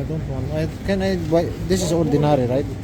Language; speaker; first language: English; non-native, learner; Filipino